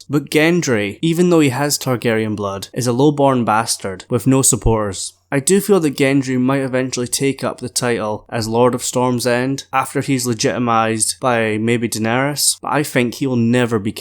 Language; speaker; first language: English; native; English